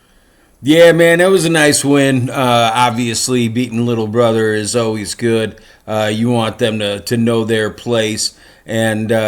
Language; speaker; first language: English; native; English